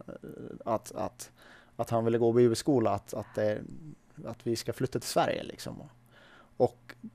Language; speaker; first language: Swedish; early bilingual, other home language; Finnish